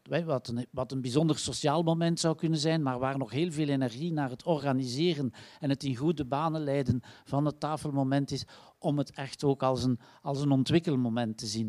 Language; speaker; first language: Dutch; native; Dutch